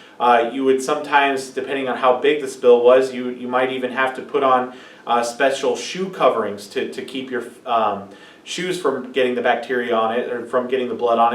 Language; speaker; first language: English; native; English